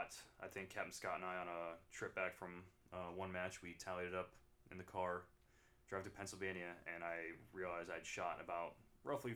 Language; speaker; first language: English; native; English